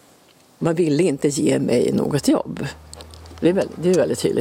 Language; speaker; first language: Swedish; native; Swedish